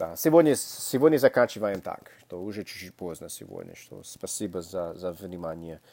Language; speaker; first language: Russian; non-native, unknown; English